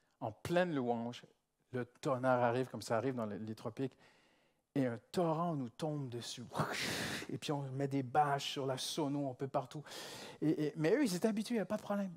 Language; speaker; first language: French; native; French